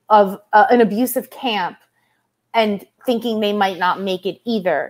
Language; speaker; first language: English; native; English